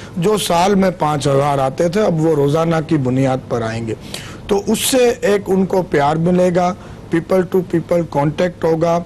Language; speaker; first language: Urdu; non-native, local second language; Punjabi